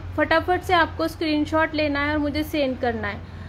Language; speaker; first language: Hindi; non-native, local second language; Marathi